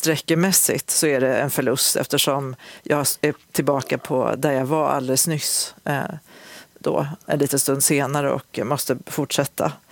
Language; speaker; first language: Swedish; native; Swedish